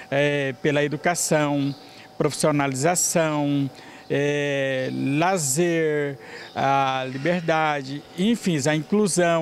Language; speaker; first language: Portuguese; native; Portuguese